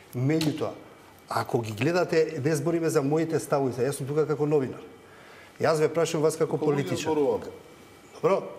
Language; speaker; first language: Macedonian; native; Macedonian